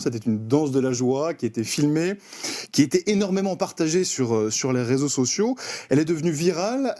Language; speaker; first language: French; native; French